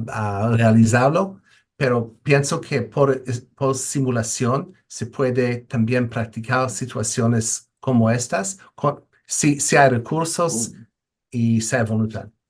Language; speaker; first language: Spanish; non-native, fluent; English